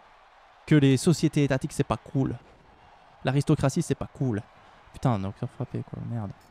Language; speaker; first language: French; native; French